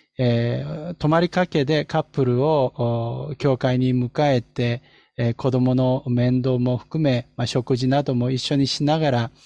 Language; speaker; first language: Japanese; non-native, fluent; Korean